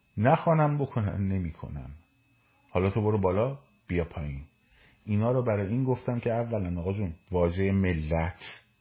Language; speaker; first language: Persian; native; Persian